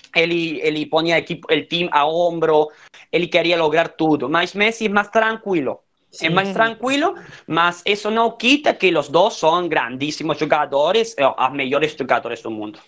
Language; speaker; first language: Portuguese; non-native, learner; Spanish